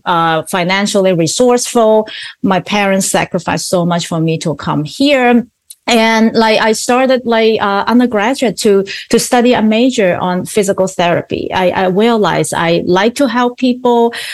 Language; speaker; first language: English; non-native, local second language; Cantonese